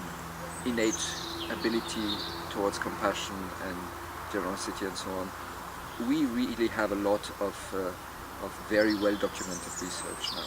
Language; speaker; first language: English; non-native, fluent; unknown